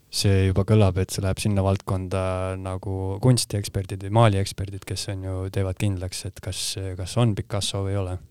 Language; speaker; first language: Estonian; native; Estonian